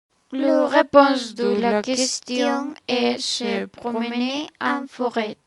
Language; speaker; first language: French; non-native, learner; Spanish